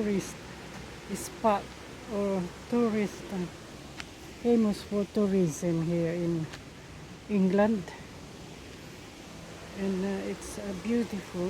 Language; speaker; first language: English; non-native, fluent; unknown